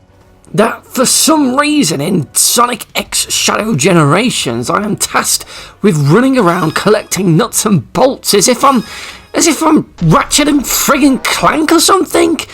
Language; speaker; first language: English; native; English